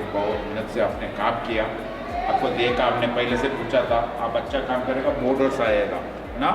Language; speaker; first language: Hindi; non-native, learner; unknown